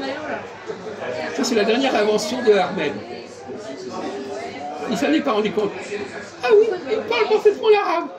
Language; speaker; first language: French; native; French